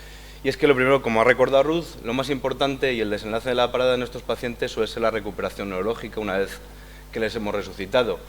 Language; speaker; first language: Spanish; native; Spanish